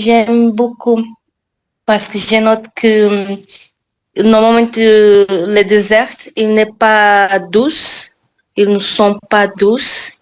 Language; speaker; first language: French; non-native, learner; Portuguese